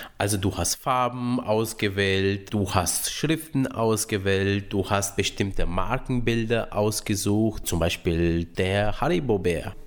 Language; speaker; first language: German; early bilingual, other home language; Romanian